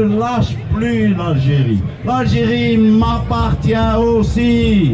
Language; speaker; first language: French; non-native, local second language; Arabic